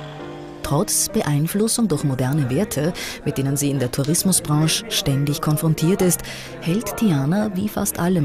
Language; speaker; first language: German; native; German